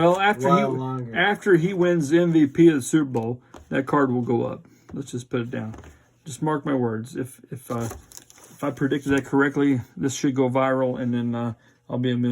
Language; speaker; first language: English; native; English